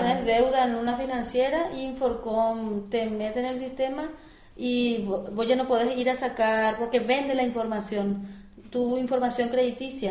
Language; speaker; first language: Spanish; native; Spanish